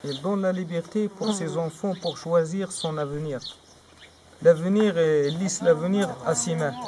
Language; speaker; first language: French; non-native, learner; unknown